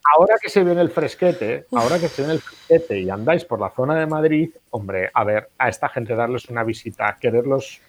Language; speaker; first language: Spanish; non-native, local second language; Catalan